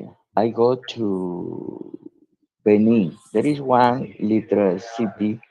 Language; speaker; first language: English; non-native, learner; Spanish